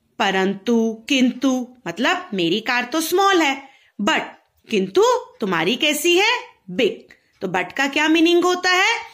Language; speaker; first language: Hindi; native; Hindi